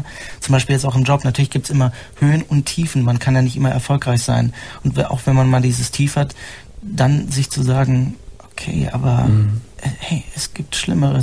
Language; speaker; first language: German; native; German